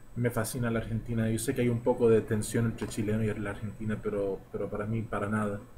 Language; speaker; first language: Spanish; early bilingual, heritage; Spanish